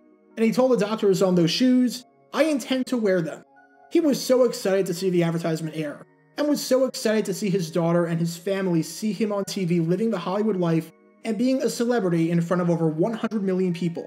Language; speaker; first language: English; native; English